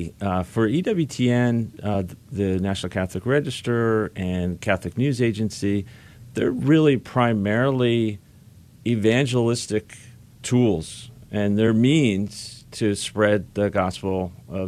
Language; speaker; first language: English; native; English